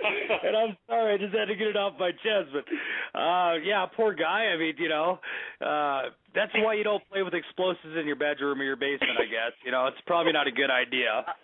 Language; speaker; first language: English; native; English